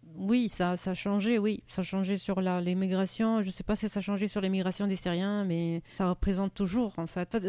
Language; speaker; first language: French; non-native, fluent; Arabic